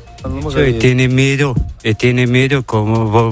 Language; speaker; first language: Spanish; non-native, learner; Arabic